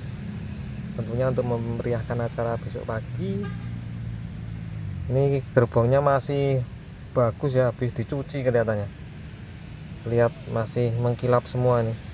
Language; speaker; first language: Indonesian; native; Indonesian